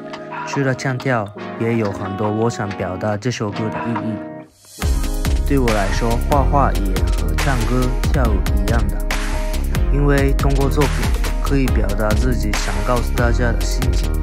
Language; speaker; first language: Chinese; non-native, fluent; Japanese